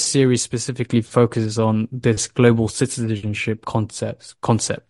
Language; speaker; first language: English; native; English